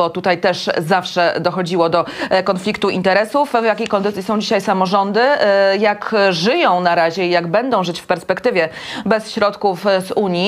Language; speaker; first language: Polish; native; Polish